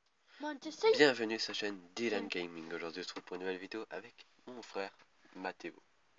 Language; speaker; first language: French; native; French